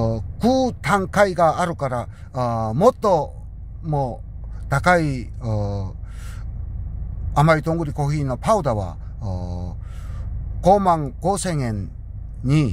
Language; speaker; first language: Japanese; non-native, learner; Korean